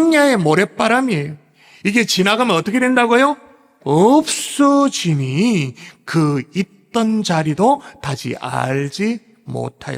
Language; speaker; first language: Korean; native; Korean